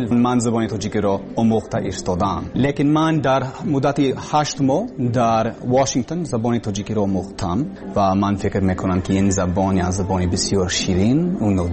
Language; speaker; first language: Persian; non-native, learner; English